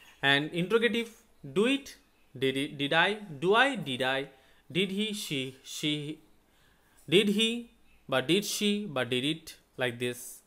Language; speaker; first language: English; non-native, local second language; Bangla